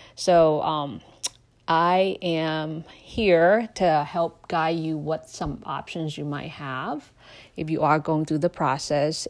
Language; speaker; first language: English; non-native, fluent; Lao